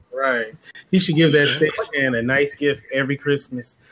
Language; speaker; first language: English; native; English